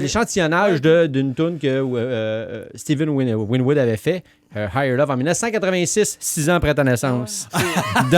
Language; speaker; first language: French; native; French